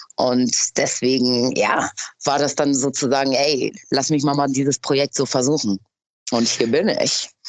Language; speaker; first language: German; early bilingual, other home language; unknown